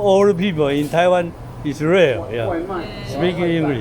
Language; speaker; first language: English; non-native, learner; Chinese